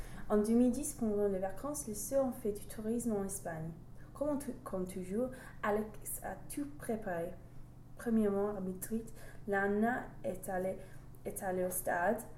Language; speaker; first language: French; non-native, learner; English